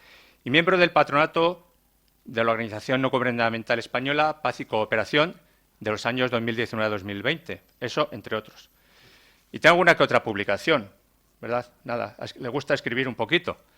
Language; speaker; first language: Spanish; native; Spanish